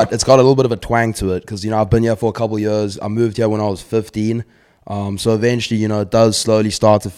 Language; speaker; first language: English; native; English